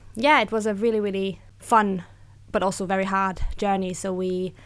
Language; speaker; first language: English; non-native, fluent; German